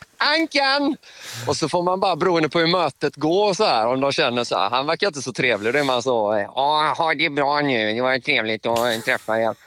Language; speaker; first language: Swedish; native; Swedish